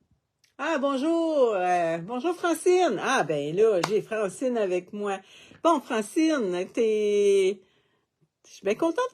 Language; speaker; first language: French; native; French